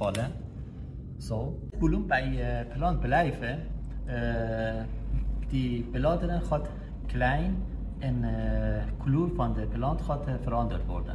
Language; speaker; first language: Dutch; non-native, learner; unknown